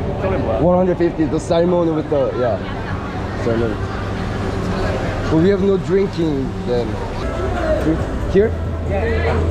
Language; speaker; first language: English; non-native, learner; Korean